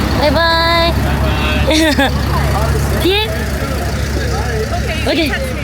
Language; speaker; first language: Korean; native; Korean